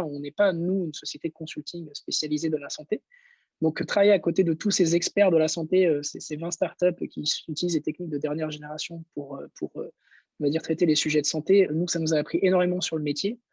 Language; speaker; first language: French; native; French